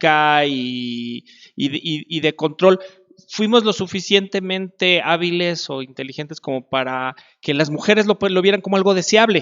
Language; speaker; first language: Spanish; native; Spanish